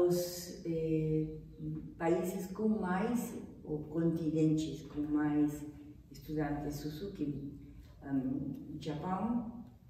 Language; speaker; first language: Portuguese; non-native, fluent; Spanish